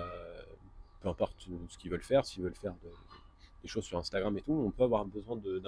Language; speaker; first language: French; native; French